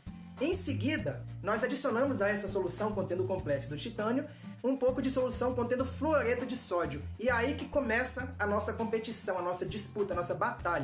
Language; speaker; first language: Portuguese; native; Portuguese